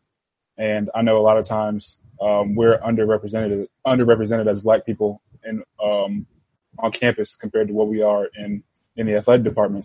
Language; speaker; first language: English; native; English